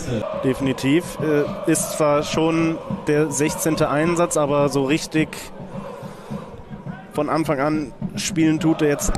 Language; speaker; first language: German; native; German